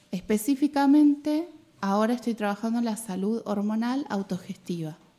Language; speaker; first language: Spanish; native; Spanish